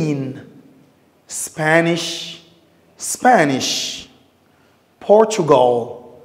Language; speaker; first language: English; non-native, fluent; Lingala